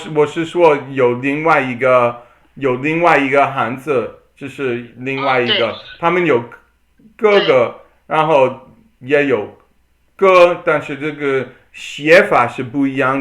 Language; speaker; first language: Chinese; non-native, learner; English